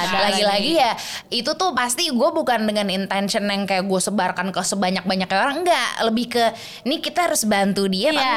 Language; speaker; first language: Indonesian; non-native, fluent; German